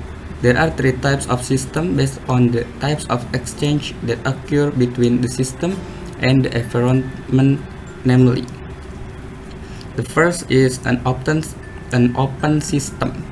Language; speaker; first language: English; non-native, learner; Indonesian